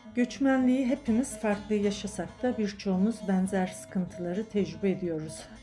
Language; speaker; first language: Turkish; native; Turkish